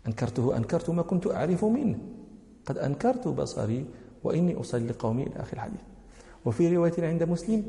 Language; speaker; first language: Arabic; native; Arabic